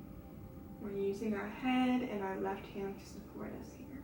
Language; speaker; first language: English; native; English